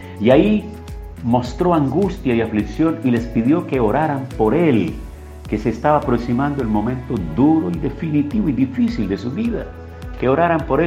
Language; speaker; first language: Spanish; native; Spanish